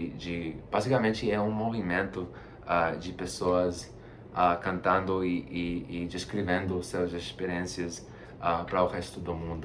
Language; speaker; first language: Portuguese; non-native, fluent; Spanish